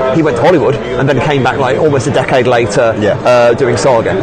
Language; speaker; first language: English; native; English